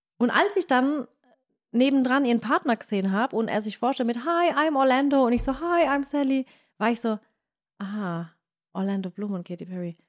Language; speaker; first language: German; native; German